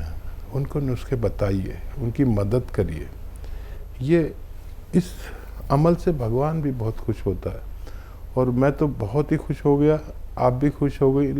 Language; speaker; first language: Hindi; native; Hindi